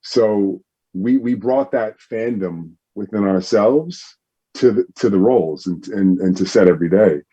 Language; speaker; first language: English; native; English